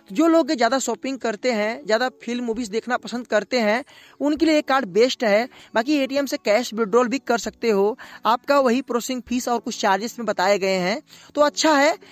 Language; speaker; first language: Hindi; native; Hindi